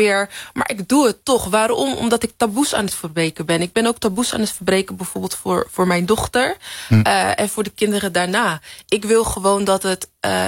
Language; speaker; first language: Dutch; native; Dutch